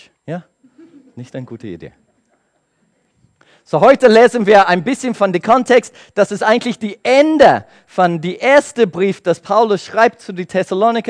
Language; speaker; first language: German; non-native, learner; English